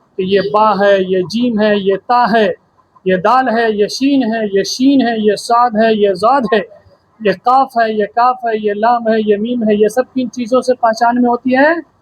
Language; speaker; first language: Hindi; native; Hindi